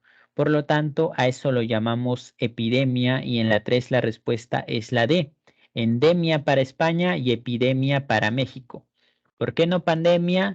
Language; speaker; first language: Spanish; native; Spanish